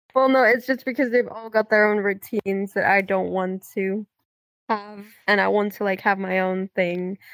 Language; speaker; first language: English; non-native, fluent; Dutch